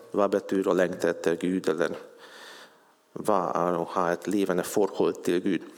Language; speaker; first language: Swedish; non-native, fluent; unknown